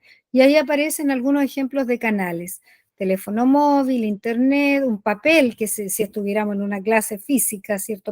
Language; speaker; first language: Spanish; native; Spanish